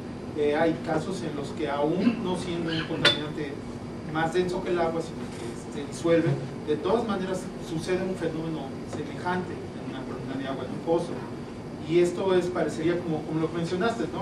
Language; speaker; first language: Spanish; native; Spanish